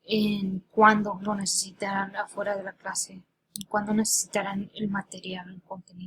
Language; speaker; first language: Spanish; early bilingual, heritage; Spanish